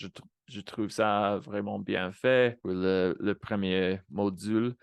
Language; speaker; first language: French; non-native, fluent; Spanish